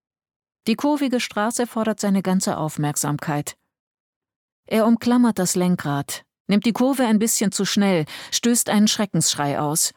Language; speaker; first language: German; native; German